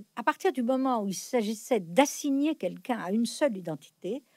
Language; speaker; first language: French; native; French